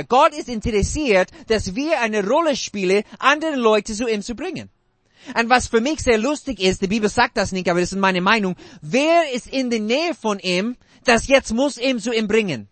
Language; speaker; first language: German; non-native, fluent; English